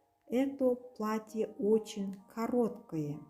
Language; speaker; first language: Russian; non-native, local second language; Kazakh